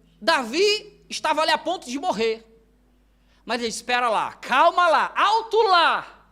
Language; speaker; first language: Portuguese; native; Portuguese